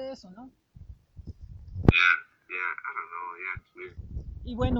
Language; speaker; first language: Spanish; early bilingual, heritage; Spanish